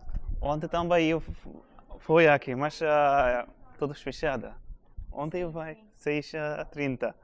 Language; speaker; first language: Portuguese; non-native, learner; Bangla